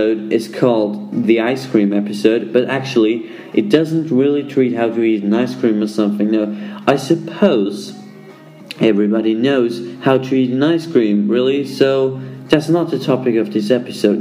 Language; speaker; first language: English; non-native, fluent; Swiss German